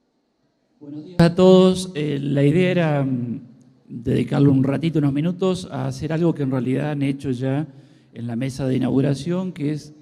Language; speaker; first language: Spanish; native; Spanish